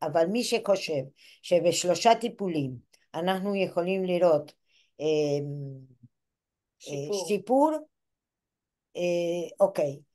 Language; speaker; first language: Hebrew; non-native, fluent; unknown